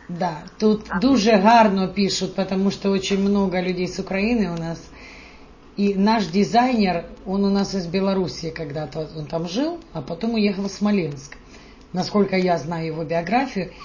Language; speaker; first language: Russian; native; Russian